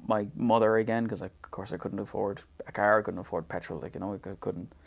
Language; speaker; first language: English; native; English